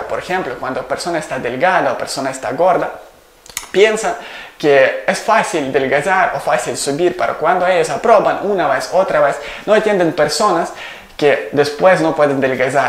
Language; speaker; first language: Spanish; non-native, learner; Ukrainian